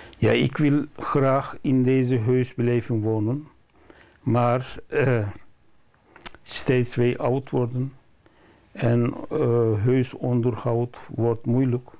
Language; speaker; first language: Dutch; non-native, learner; Turkish